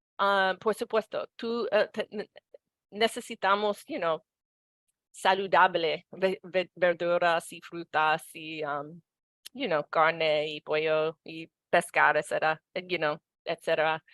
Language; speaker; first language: Spanish; non-native, learner; English